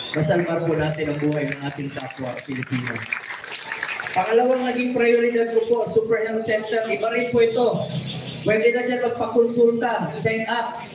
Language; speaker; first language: Filipino; non-native, local second language; Cebuano